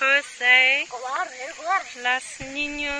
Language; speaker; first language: Spanish; non-native, learner; English